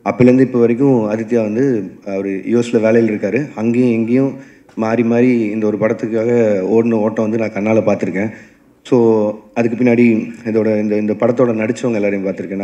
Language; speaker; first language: Tamil; native; Tamil